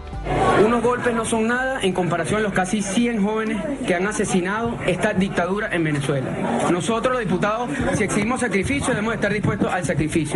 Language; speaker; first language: Spanish; native; Spanish